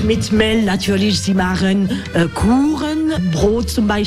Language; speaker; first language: German; non-native, fluent; French